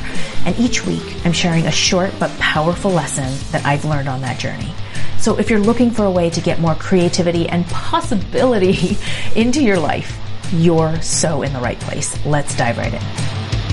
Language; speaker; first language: English; native; English